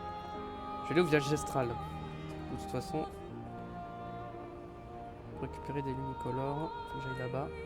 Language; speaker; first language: French; native; French